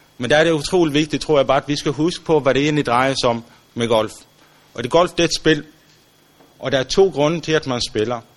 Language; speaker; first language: Danish; non-native, fluent; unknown